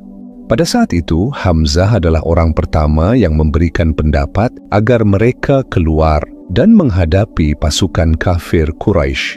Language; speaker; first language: Indonesian; native; Indonesian